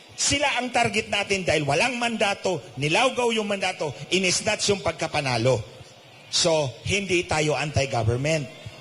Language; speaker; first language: Filipino; non-native, local second language; Cebuano